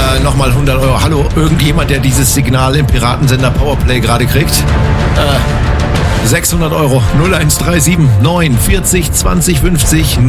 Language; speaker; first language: German; native; German